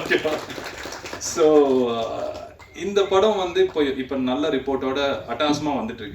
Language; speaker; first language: Tamil; native; Tamil